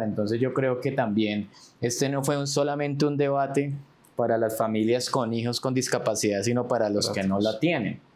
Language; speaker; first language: Spanish; native; Spanish